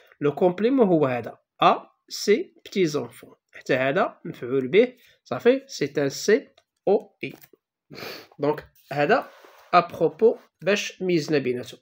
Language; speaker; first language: French; non-native, local second language; Arabic